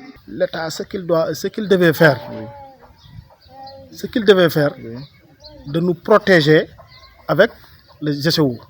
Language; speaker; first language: French; non-native, local second language; Wolof